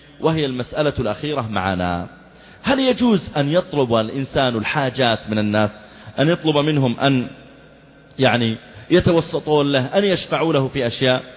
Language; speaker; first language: Arabic; native; Arabic